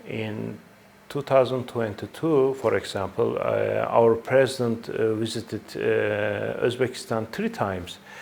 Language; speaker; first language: English; non-native, fluent; Turkish